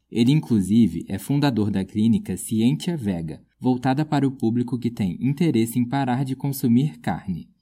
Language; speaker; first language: Portuguese; native; Portuguese